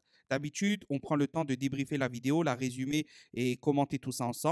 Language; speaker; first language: French; native; French